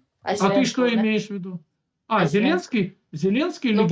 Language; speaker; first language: Russian; native; Russian